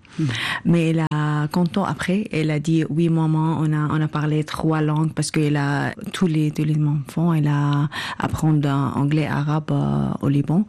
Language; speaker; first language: French; non-native, learner; Arabic